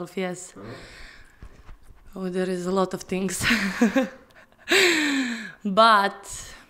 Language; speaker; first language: English; non-native, fluent; Serbian